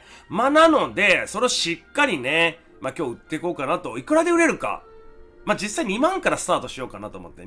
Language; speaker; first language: Japanese; native; Japanese